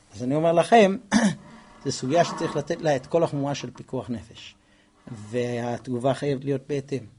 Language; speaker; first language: Hebrew; non-native, fluent; English